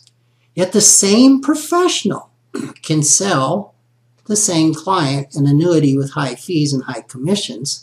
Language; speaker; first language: English; native; English